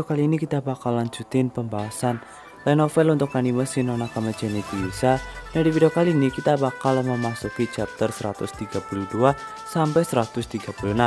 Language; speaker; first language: Indonesian; native; Indonesian